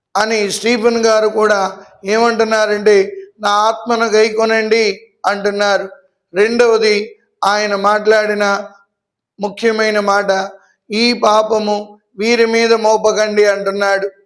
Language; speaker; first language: Telugu; native; Telugu